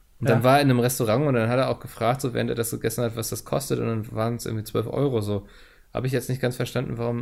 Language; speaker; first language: German; native; German